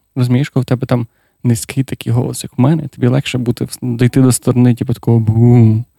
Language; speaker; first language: Ukrainian; non-native, local second language; Russian